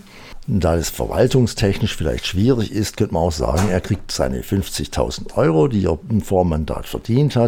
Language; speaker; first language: German; native; German